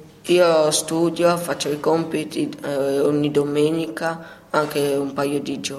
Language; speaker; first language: Italian; early bilingual, other home language; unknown